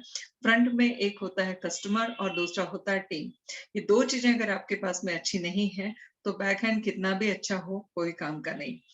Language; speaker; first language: Hindi; native; Hindi